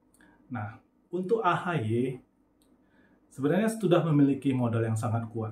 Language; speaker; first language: Indonesian; native; Indonesian